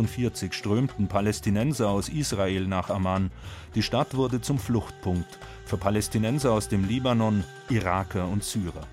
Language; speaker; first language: German; native; German